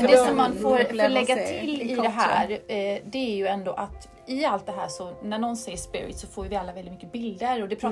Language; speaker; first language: Swedish; native; Swedish